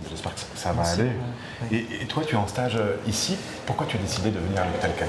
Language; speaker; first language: French; native; French